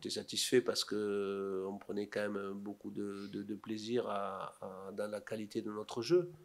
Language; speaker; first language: French; native; French